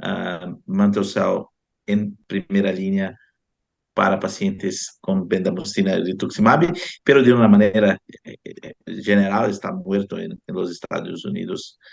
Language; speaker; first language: Spanish; non-native, fluent; Portuguese